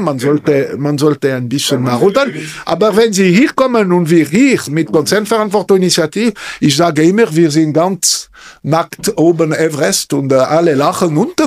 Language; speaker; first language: German; non-native, local second language; French